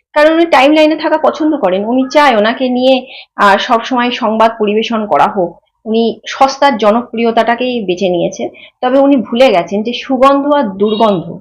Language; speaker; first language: Bangla; native; Bangla